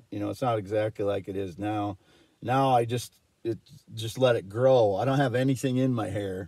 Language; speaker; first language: English; native; English